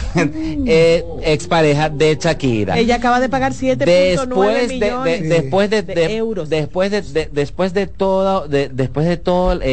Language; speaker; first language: Spanish; native; Spanish